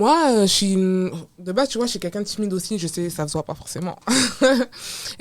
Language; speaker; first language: French; native; French